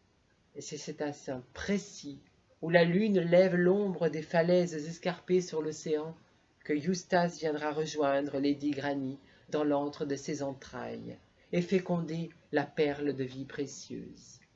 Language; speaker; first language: French; native; French